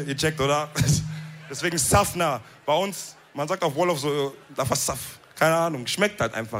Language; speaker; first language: German; early bilingual, other home language; Wolof